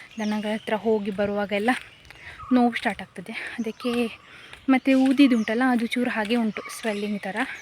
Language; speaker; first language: Kannada; native; Kannada